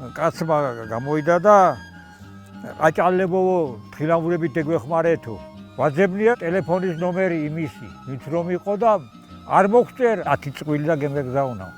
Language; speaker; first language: Georgian; native; Georgian